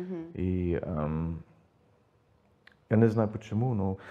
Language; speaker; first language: Russian; non-native, learner; English